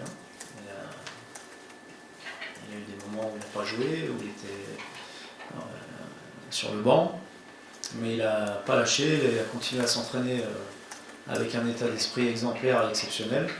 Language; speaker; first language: French; native; French